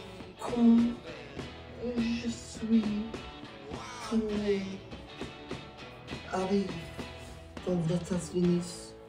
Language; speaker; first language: French; non-native, learner; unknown